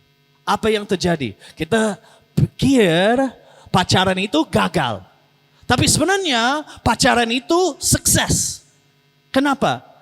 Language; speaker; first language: Indonesian; non-native, learner; English